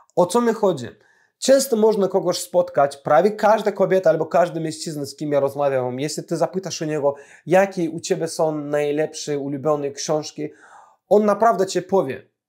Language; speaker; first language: Polish; non-native, fluent; Azerbaijani